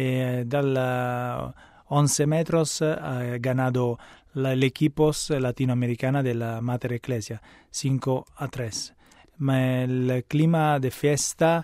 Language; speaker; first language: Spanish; non-native, learner; Italian